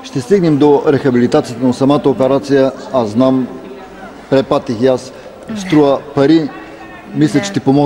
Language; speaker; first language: Bulgarian; native; Bulgarian